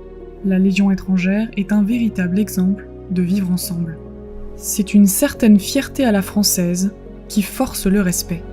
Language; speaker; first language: French; native; French